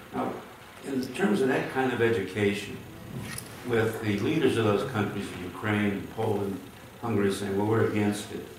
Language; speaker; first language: English; early bilingual, other home language; Hungarian